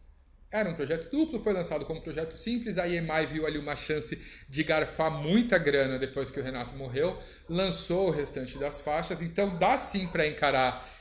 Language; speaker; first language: Portuguese; native; Portuguese